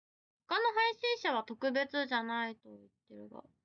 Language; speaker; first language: Japanese; native; Japanese